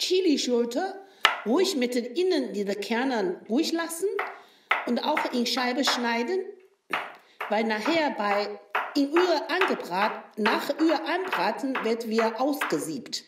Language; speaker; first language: German; non-native, learner; Chinese